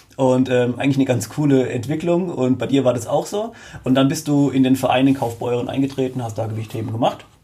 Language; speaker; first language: German; native; German